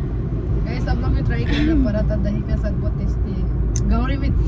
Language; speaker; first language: Hindi; non-native, local second language; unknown